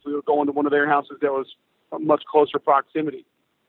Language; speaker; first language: English; native; English